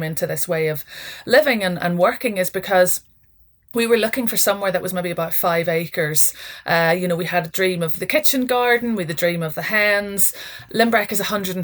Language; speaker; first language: English; native; English